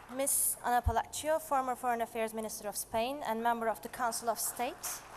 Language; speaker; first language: English; non-native, fluent; Turkish